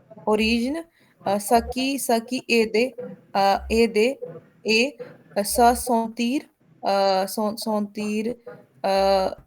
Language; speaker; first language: French; non-native, learner; Hindi